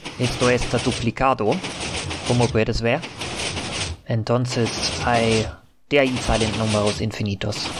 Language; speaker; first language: Spanish; non-native, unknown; German